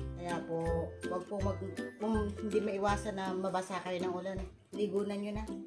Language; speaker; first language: Filipino; non-native, local second language; Iloko